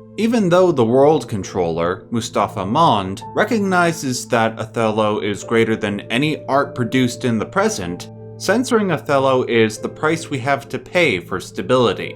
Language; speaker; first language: English; native; English